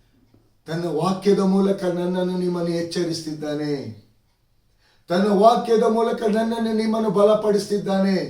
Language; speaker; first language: Kannada; native; Kannada